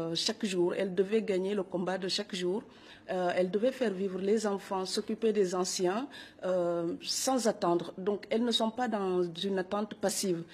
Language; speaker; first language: French; non-native, local second language; Serer